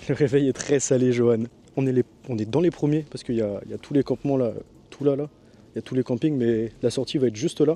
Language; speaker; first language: French; native; French